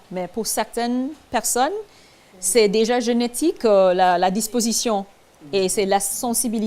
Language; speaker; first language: French; non-native, fluent; English